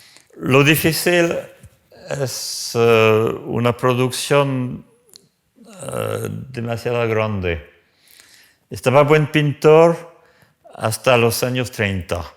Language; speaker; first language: Spanish; non-native, fluent; French